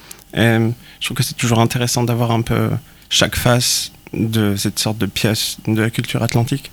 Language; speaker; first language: French; native; French